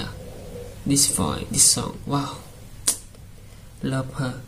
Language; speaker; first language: English; non-native, learner; Vietnamese